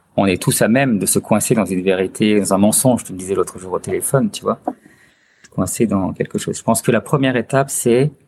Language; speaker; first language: French; native; French